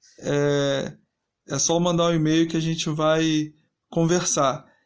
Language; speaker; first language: Portuguese; native; Portuguese